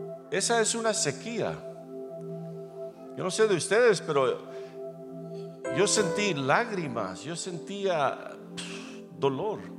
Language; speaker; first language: Spanish; non-native, fluent; English